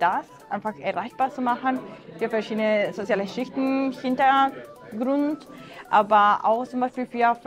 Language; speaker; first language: German; non-native, fluent; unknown